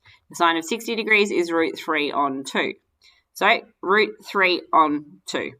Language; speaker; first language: English; native; English